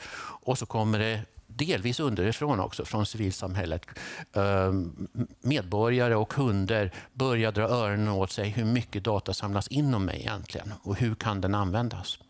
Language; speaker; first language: Swedish; native; Swedish